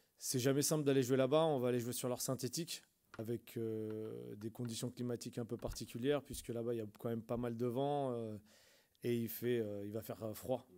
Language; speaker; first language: French; native; French